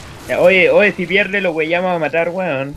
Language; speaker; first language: Spanish; native; Spanish